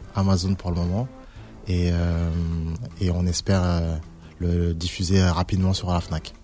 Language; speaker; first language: French; native; French